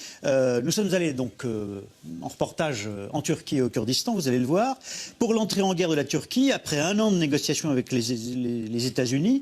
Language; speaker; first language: French; native; French